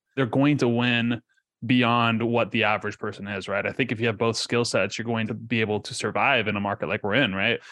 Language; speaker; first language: English; early bilingual, other home language; Spanish